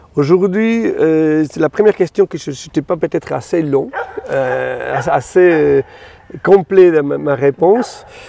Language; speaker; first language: French; non-native, fluent; Spanish